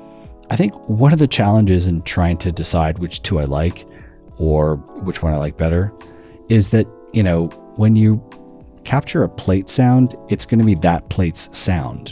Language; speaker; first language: English; native; English